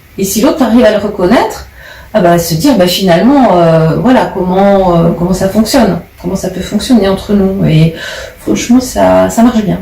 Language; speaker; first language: French; native; French